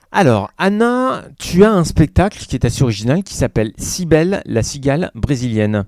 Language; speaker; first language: French; native; French